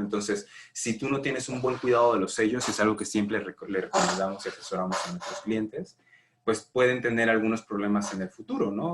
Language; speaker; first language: Spanish; native; Spanish